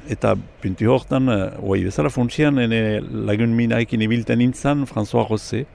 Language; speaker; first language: Basque; native; Basque